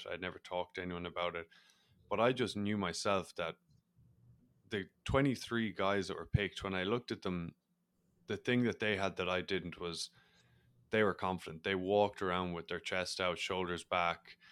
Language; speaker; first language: English; native; English